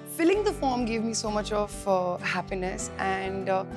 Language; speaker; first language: English; non-native, local second language; Hindi